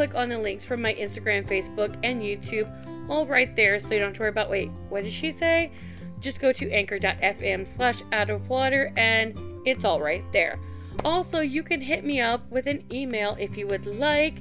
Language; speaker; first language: English; native; English